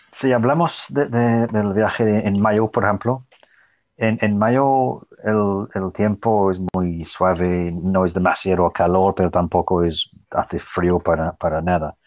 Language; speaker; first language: Spanish; non-native, fluent; English